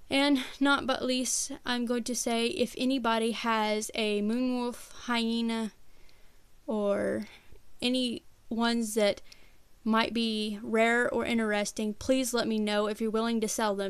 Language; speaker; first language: English; native; English